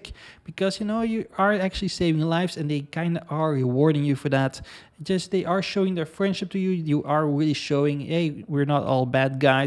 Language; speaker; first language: English; non-native, fluent; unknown